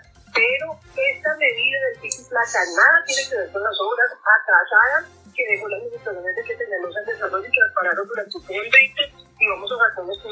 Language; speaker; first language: Spanish; native; Spanish